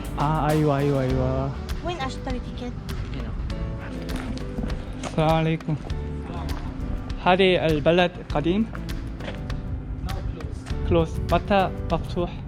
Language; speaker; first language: Arabic; non-native, learner; Korean